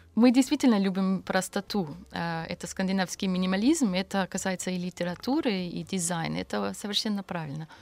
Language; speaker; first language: Russian; non-native, fluent; Danish